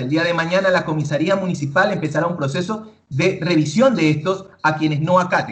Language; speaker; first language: Spanish; native; Spanish